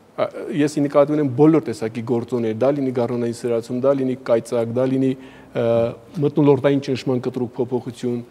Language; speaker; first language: Armenian; native; Armenian